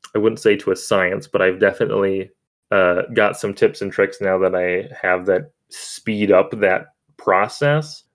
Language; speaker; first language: English; native; English